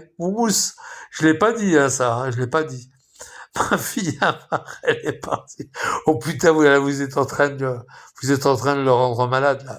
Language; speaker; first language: French; native; French